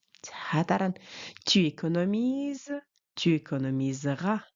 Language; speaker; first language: French; non-native, fluent; Mongolian